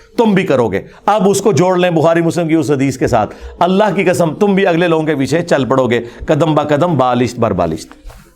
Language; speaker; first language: Urdu; non-native, local second language; Punjabi